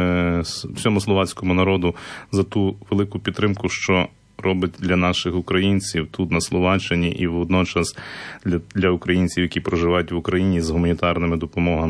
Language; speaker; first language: Slovak; non-native, learner; Ukrainian